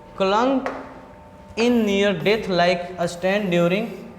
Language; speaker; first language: English; non-native, local second language; Hindi